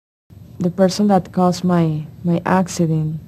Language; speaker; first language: English; non-native, fluent; Spanish